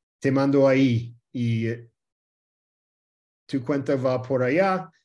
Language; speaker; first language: Spanish; early bilingual, heritage; Spanish